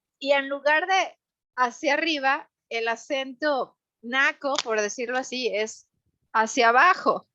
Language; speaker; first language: Spanish; native; Spanish